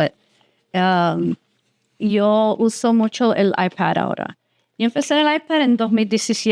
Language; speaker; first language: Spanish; early bilingual, heritage; Spanish